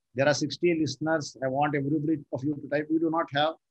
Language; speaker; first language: English; non-native, local second language; Marathi